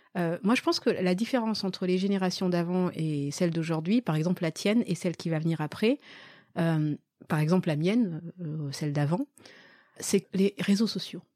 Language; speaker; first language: French; early bilingual, other home language; Malagasy